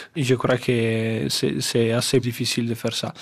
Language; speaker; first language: French; non-native, fluent; Italian